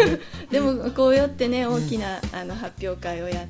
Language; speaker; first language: Japanese; native; Japanese